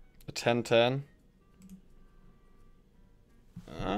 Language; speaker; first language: English; native; English